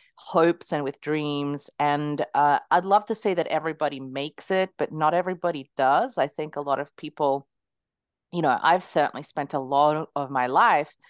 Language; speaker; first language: English; early bilingual, other home language; Spanish